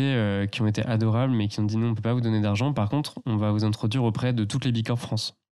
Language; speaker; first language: French; native; French